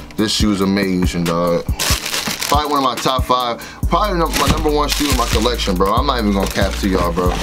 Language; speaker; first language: English; native; English